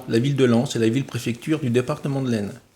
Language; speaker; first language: French; native; French